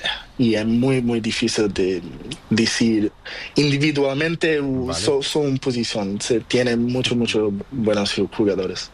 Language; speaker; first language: Spanish; non-native, learner; Portuguese